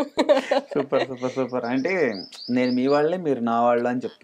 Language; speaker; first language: Telugu; native; Telugu